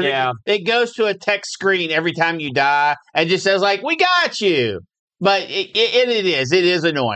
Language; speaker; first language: English; native; English